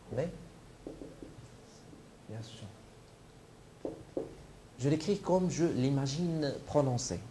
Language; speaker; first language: French; non-native, local second language; Arabic